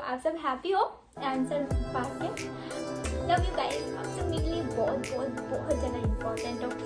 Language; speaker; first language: Hindi; non-native, local second language; Bangla